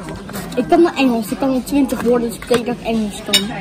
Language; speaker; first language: Dutch; early bilingual, other home language; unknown